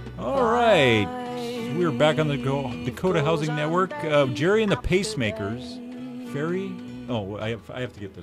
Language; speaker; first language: English; native; English